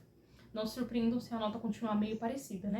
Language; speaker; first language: Portuguese; native; Portuguese